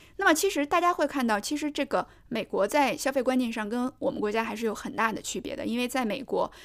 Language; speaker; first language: Chinese; native; Chinese